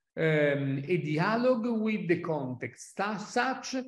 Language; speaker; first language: English; non-native, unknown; Italian